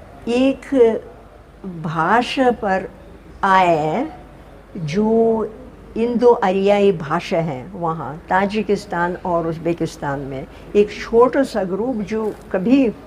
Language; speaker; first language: Hindi; non-native, fluent; Russian